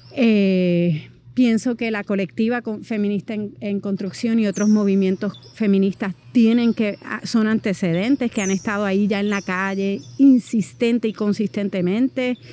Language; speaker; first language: Spanish; native; Spanish